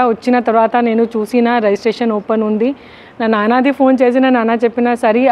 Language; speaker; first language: Telugu; non-native, local second language; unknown